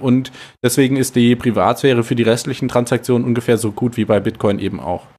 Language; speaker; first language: German; native; German